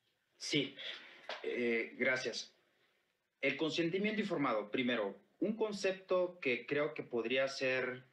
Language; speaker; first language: Spanish; native; Spanish